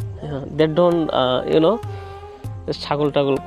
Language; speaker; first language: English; non-native, learner; Bangla